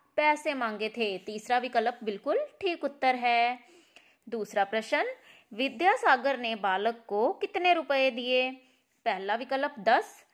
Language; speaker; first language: Hindi; non-native, local second language; Punjabi